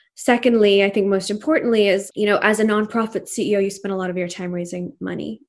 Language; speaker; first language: English; non-native, local second language; Urdu